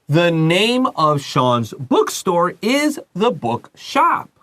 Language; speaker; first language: English; native; English